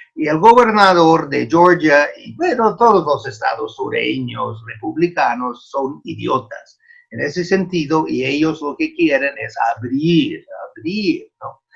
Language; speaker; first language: Spanish; non-native, fluent; English